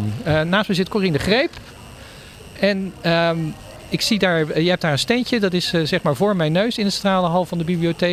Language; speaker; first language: Dutch; native; Dutch